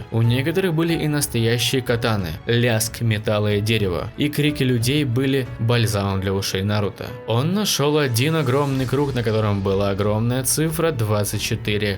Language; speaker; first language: Russian; native; Russian